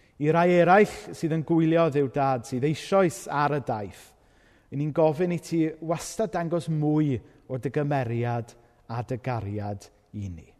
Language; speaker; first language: Welsh; native; Welsh